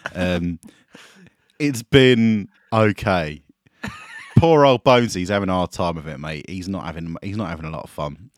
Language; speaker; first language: English; native; English